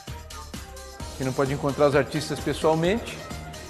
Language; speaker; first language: Portuguese; native; Portuguese